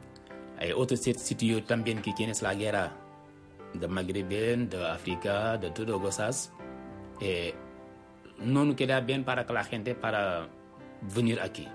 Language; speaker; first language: Spanish; non-native, learner; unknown